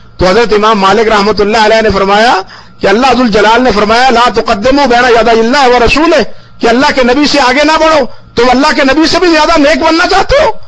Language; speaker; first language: Urdu; non-native, local second language; Punjabi